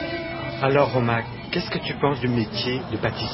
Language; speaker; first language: French; native; French